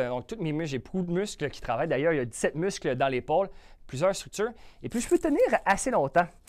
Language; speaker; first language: French; native; French